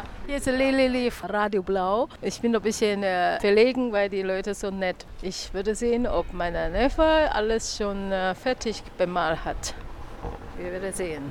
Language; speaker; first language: German; non-native, learner; Chinese